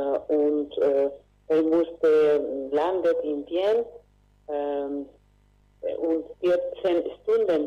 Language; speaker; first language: German; non-native, learner; Spanish